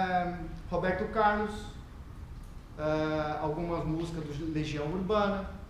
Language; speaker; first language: Portuguese; native; Portuguese